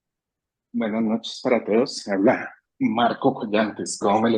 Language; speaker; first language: Spanish; native; Spanish